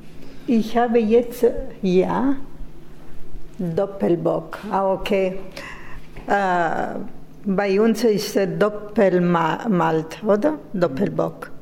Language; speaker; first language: German; non-native, fluent; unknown